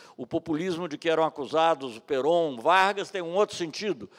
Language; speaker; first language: Portuguese; native; Portuguese